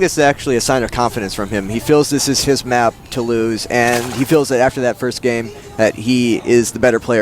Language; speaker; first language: English; native; English